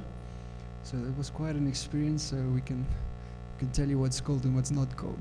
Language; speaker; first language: English; non-native, local second language; Afrikaans